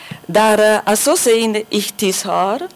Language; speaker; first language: Persian; non-native, learner; German